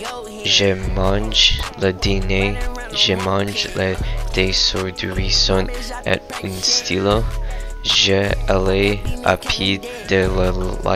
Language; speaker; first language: French; non-native, learner; English